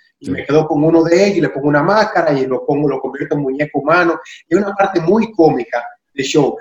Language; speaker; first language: Spanish; native; Spanish